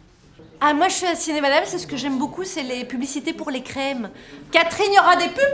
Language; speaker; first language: French; native; French